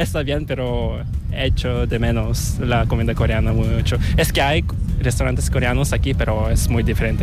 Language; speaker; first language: Spanish; non-native, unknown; Korean